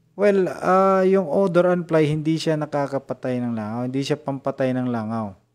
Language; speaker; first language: Filipino; non-native, local second language; Cebuano